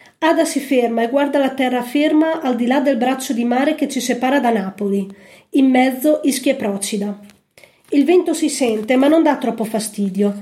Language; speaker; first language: Italian; native; Italian